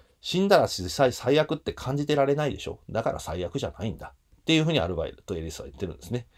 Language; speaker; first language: Japanese; native; Japanese